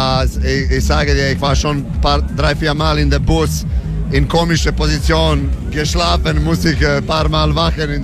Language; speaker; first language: German; non-native, learner; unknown